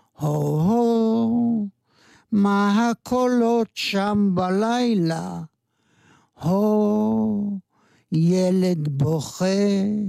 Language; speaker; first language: Hebrew; non-native, fluent; Yiddish